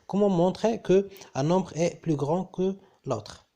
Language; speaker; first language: French; non-native, local second language; Arabic